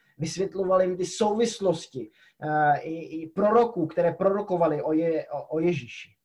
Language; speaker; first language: Czech; native; Czech